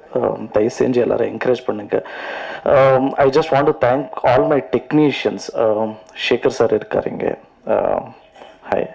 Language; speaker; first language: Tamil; non-native, learner; Kannada